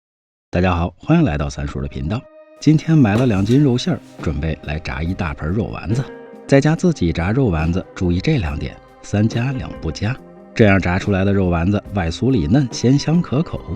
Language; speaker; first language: Chinese; native; Chinese